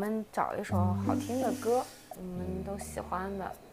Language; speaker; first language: Chinese; native; Chinese